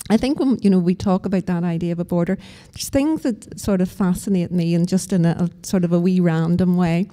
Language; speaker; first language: English; native; English